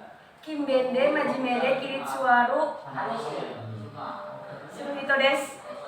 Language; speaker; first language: Japanese; non-native, learner; Indonesian